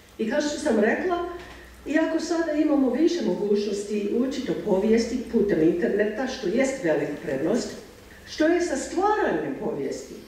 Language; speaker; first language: Croatian; non-native, fluent; English